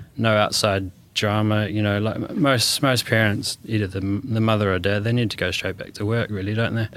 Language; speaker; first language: English; native; English